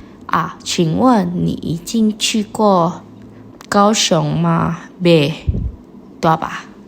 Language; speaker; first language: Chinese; non-native, fluent; Indonesian